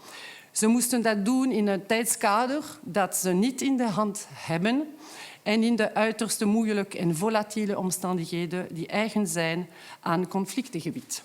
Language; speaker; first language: Dutch; non-native, local second language; French